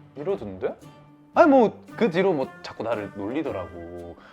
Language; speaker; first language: Korean; native; Korean